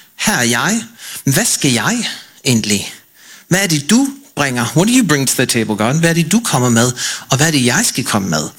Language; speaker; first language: Danish; non-native, fluent; English